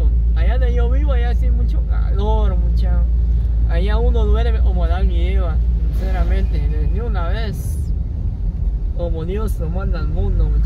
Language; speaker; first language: Spanish; native; Spanish